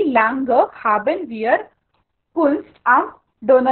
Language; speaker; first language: German; non-native, fluent; Hindi